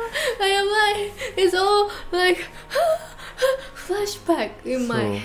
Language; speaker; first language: English; non-native, fluent; Japanese